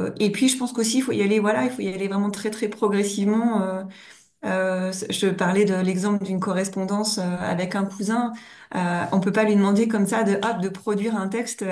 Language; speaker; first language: French; native; French